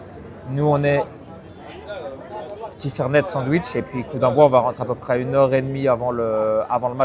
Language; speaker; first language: French; native; French